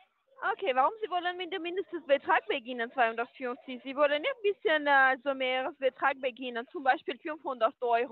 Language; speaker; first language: German; non-native, learner; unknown